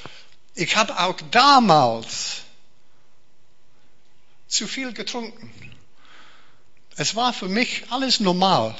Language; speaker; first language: German; non-native, fluent; English